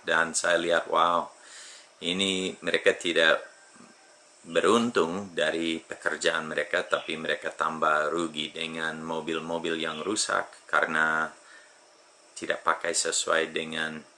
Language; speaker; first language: Indonesian; non-native, fluent; English